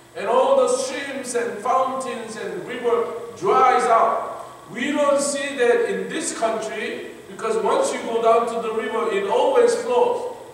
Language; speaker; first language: English; non-native, fluent; Korean